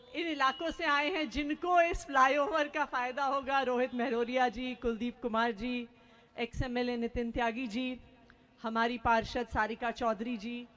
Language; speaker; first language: Hindi; native; Hindi